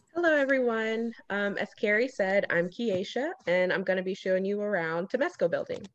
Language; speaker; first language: English; native; English